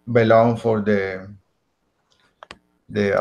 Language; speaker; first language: English; non-native, learner; Spanish